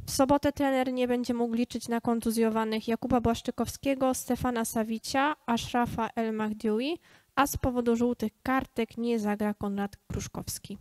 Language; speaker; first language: Polish; native; Polish